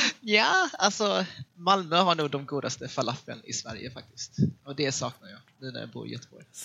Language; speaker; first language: Swedish; early bilingual, other home language; Vietnamese